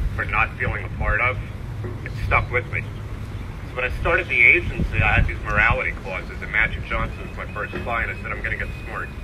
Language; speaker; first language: English; native; English